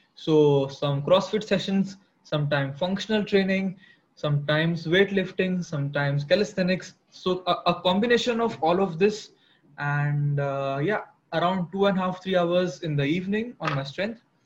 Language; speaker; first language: English; non-native, local second language; Hindi